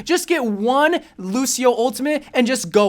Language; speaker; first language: English; native; English